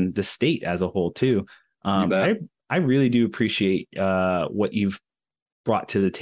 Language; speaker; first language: English; native; English